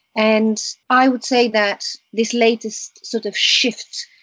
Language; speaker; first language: English; early bilingual, other home language; Bulgarian